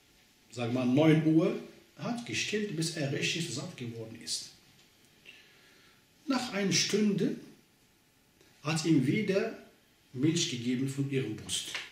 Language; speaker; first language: German; non-native, learner; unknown